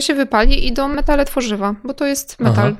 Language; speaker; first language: Polish; native; Polish